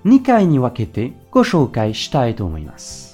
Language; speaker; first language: Japanese; non-native, fluent; French